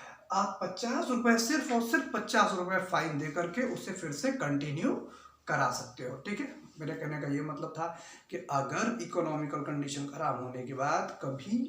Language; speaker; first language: Hindi; native; Hindi